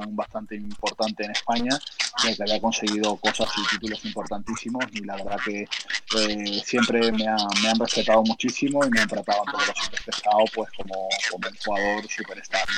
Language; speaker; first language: Spanish; native; Spanish